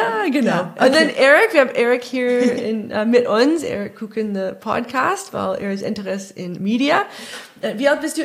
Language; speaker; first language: German; non-native, fluent; English